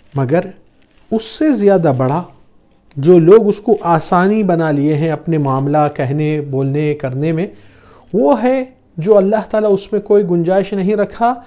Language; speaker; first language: Urdu; non-native, fluent; Arabic